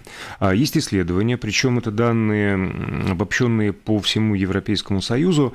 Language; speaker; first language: Russian; native; Russian